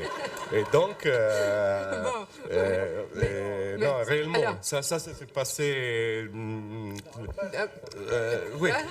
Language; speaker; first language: French; non-native, fluent; Italian